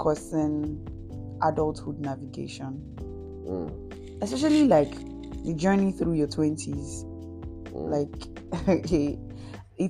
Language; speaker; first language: English; non-native, local second language; Yoruba